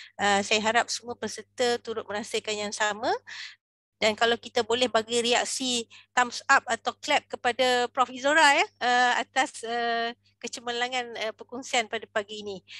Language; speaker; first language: Malay; native; Malay